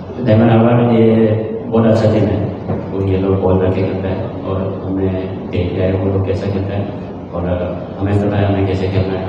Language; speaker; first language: Hindi; non-native, local second language; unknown